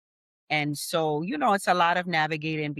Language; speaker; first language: English; native; English